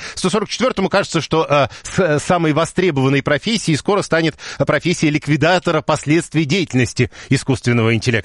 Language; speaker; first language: Russian; native; Russian